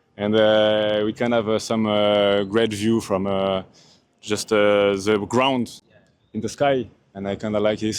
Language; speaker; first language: English; non-native, learner; French